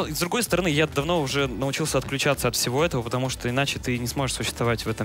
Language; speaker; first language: Russian; native; Russian